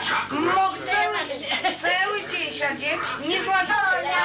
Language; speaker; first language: Polish; non-native, local second language; Belarusian